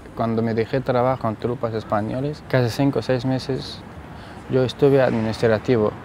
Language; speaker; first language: Spanish; non-native, fluent; Persian